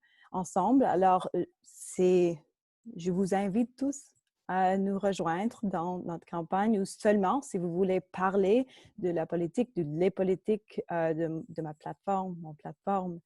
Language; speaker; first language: French; non-native, local second language; English